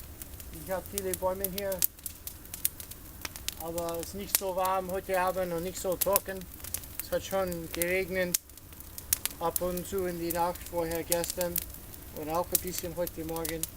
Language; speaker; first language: German; non-native, learner; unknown